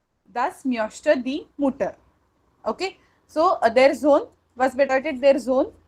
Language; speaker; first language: German; non-native, fluent; Hindi